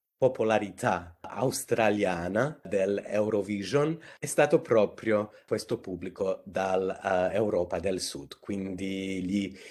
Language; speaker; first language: Italian; non-native, fluent; English